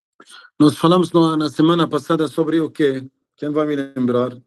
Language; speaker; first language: Portuguese; non-native, fluent; Arabic